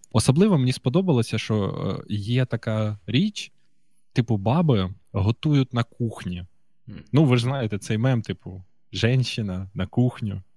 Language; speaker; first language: Ukrainian; native; Ukrainian